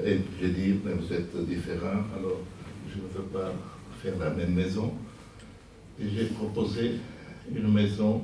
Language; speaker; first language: French; non-native, fluent; Portuguese